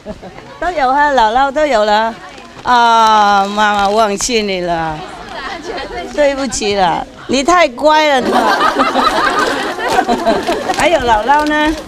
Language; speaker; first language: Chinese; non-native, fluent; Vietnamese